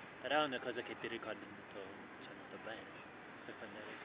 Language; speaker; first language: Italian; non-native, fluent; English